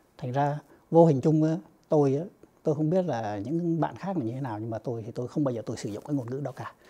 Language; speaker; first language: Vietnamese; native; Vietnamese